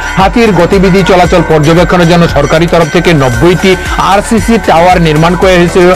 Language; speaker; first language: Bangla; non-native, local second language; Kok Borok